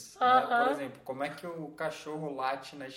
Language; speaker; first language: Portuguese; native; Portuguese